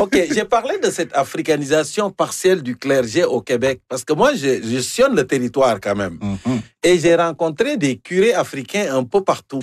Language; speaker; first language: French; native; French